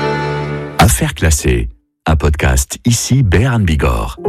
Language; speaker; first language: French; native; French